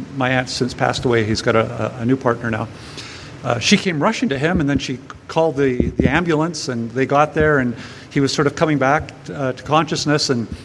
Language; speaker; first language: English; native; English